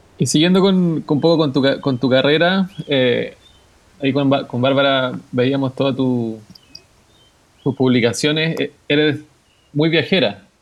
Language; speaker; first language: Spanish; native; Spanish